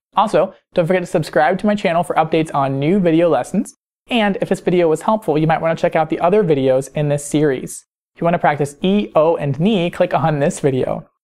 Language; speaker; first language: English; native; English